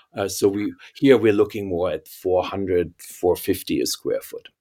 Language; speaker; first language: English; non-native, fluent; German